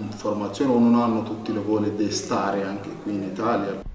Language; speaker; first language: Italian; non-native, learner; Arabic